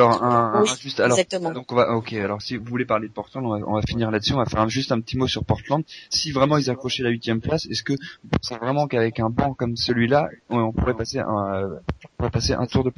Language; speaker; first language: French; native; French